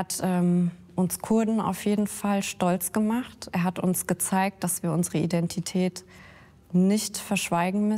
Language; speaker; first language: German; early bilingual, other home language; Kurdish